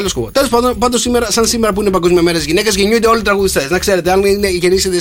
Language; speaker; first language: Greek; native; Greek